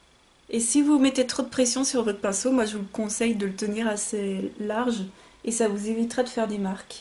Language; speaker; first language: French; native; French